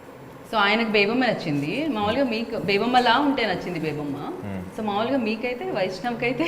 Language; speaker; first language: Telugu; native; Telugu